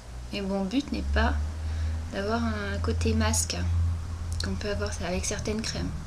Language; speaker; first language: French; native; French